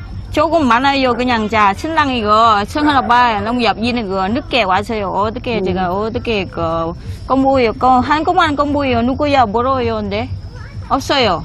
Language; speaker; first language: Korean; non-native, learner; Vietnamese